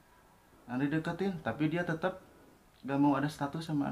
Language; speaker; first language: Indonesian; non-native, local second language; Sundanese